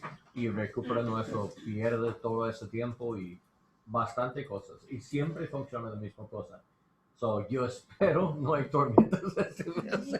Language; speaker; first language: Spanish; non-native, learner; English